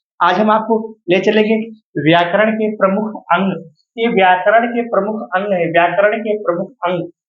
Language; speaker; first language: Hindi; native; Hindi